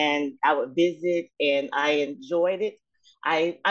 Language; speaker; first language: English; native; English